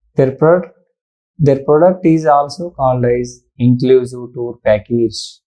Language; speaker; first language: English; non-native, local second language; Telugu